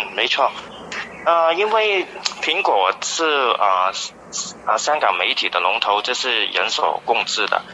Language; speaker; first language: Chinese; non-native, fluent; Cantonese